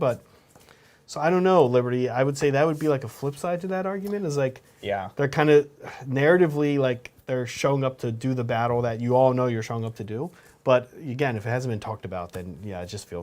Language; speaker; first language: English; native; English